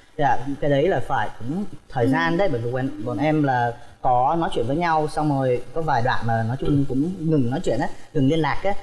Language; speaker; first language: Vietnamese; early bilingual, heritage; Vietnamese